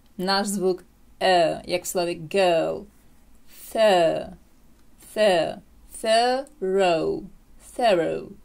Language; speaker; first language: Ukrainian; native; Ukrainian